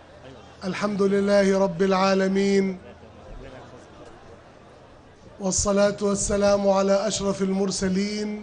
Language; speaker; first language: Arabic; native; Arabic